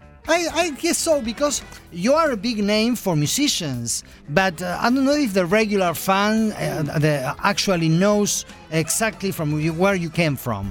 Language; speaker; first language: English; non-native, fluent; Spanish